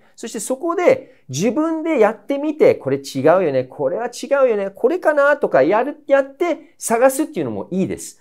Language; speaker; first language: Japanese; non-native, fluent; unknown